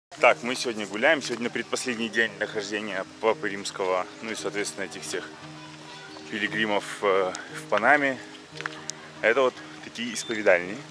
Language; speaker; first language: Russian; native; Russian